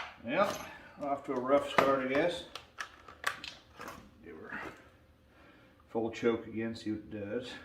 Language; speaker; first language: English; native; English